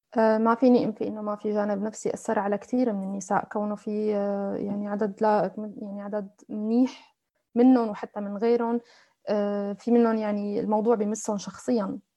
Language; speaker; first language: Arabic; native; Arabic